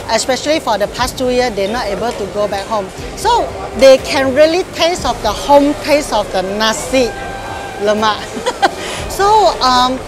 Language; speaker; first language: English; non-native, local second language; Min Nan Chinese